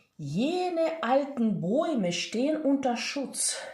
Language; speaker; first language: German; non-native, fluent; Ukrainian